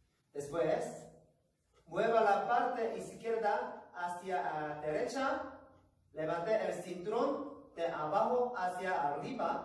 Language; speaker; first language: Spanish; non-native, learner; Korean